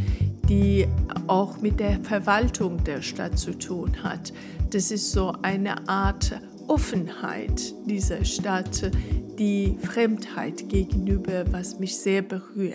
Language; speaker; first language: German; non-native, fluent; Persian